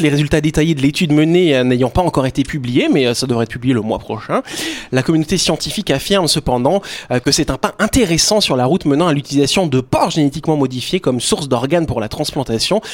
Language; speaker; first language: French; native; French